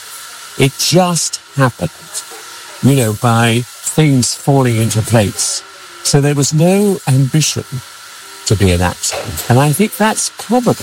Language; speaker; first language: English; native; English